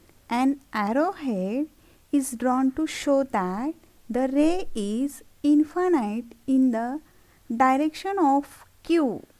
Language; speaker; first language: English; non-native, local second language; Marathi